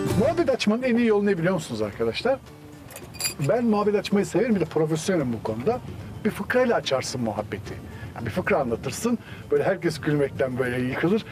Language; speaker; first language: Turkish; native; Turkish